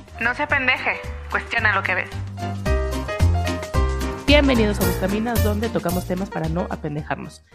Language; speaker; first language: Spanish; native; Spanish